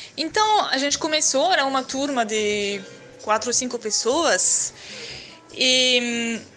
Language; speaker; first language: Portuguese; non-native, fluent; French